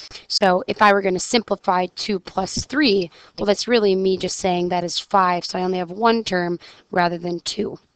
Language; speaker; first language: English; native; English